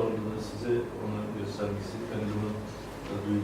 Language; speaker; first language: Turkish; native; Turkish